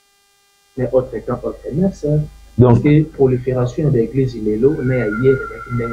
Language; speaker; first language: French; non-native, local second language; Lingala